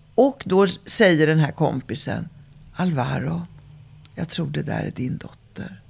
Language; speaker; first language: Swedish; early bilingual, other home language; Italian